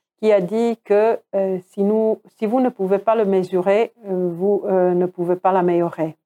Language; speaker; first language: French; non-native, fluent; Croatian